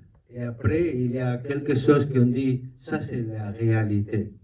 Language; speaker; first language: French; non-native, learner; Spanish